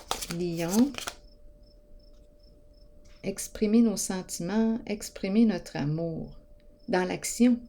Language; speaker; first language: French; native; French